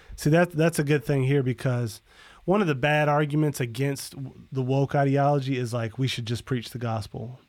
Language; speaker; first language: English; native; English